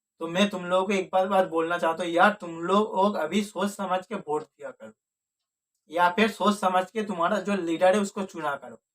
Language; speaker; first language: Hindi; native; Hindi